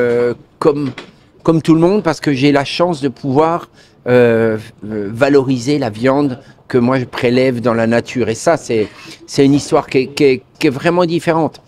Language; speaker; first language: French; native; French